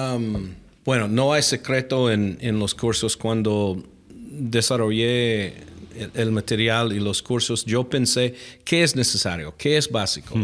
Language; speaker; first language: Spanish; non-native, fluent; English